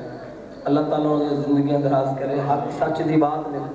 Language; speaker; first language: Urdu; non-native, local second language; Punjabi